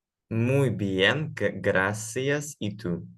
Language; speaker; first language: Spanish; non-native, learner; Russian